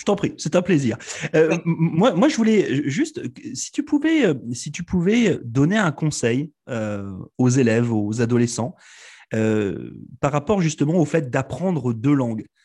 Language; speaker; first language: French; native; French